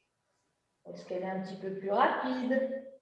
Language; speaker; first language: French; native; French